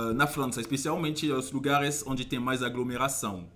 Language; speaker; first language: Portuguese; non-native, fluent; French